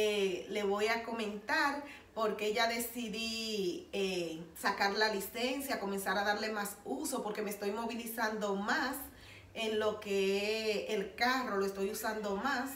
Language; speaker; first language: Spanish; native; Spanish